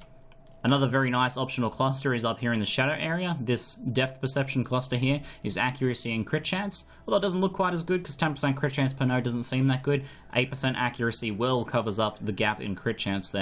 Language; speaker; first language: English; native; English